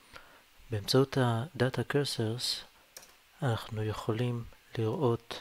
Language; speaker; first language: Hebrew; native; Hebrew